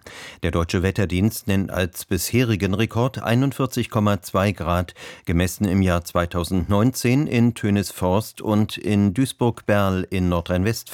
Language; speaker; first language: German; native; German